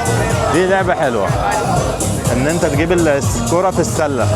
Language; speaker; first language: Arabic; native; Arabic